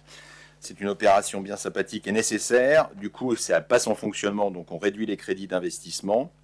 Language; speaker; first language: French; native; French